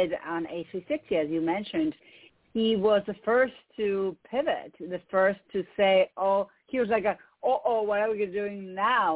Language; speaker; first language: English; non-native, fluent; Spanish